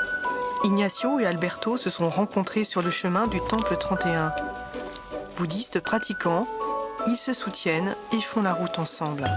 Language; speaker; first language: French; native; French